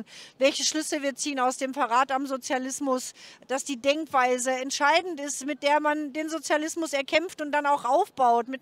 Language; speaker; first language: German; native; German